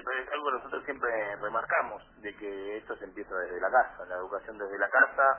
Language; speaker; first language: Spanish; native; Spanish